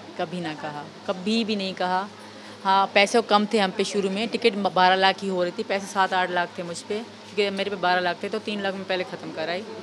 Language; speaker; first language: Urdu; non-native, local second language; Sindhi